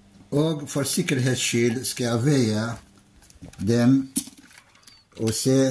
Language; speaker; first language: Norwegian; non-native, fluent; Arabic